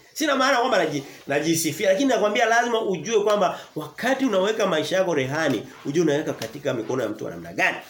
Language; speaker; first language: Swahili; native; Swahili